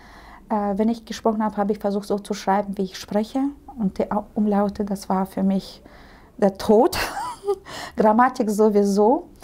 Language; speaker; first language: German; early bilingual, heritage; Russian